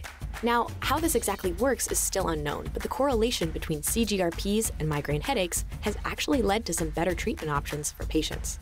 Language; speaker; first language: English; native; English